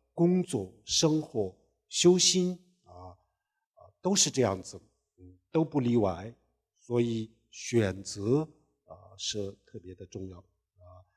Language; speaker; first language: Chinese; non-native, local second language; Tibetan